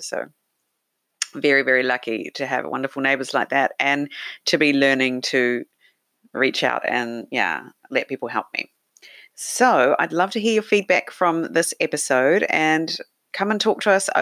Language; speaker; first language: English; native; English